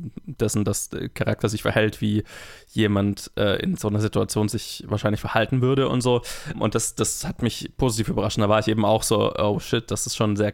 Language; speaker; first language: German; native; German